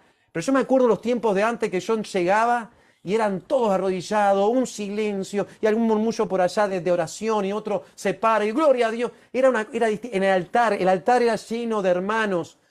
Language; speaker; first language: Spanish; native; Spanish